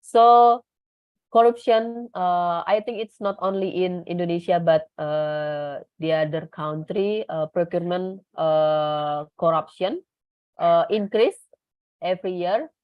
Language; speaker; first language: English; non-native, learner; Indonesian